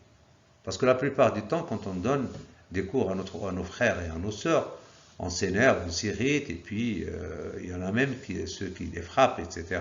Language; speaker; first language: French; non-native, local second language; Arabic